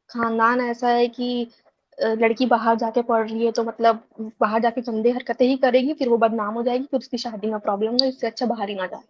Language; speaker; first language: Hindi; native; Hindi